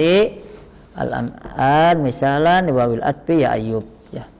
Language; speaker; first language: Arabic; non-native, fluent; Indonesian